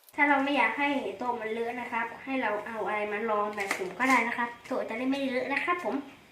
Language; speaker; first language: Thai; native; Thai